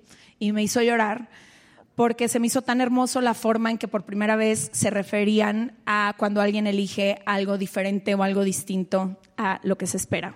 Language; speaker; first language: Spanish; native; Spanish